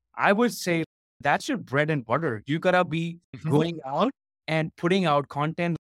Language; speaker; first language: English; non-native, local second language; Hindi